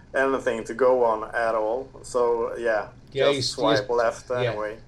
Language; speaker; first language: English; non-native, fluent; Swedish